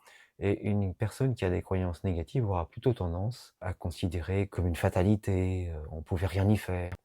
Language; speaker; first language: French; native; French